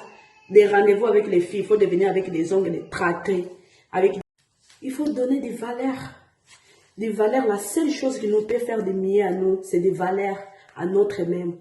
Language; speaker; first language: French; non-native, learner; Portuguese